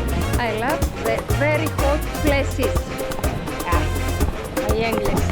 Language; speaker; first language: English; non-native, learner; Greek